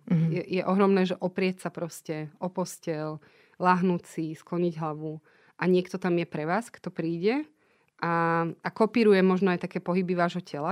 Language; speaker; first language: Slovak; native; Slovak